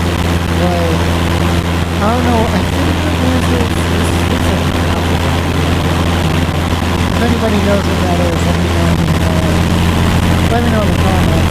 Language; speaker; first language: English; native; English